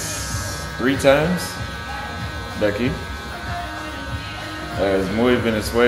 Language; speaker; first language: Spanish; non-native, learner; English